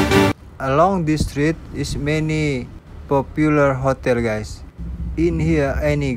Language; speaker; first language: English; non-native, learner; Indonesian